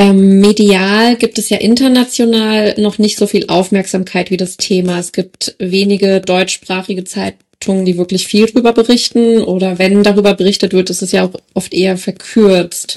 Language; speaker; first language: German; native; German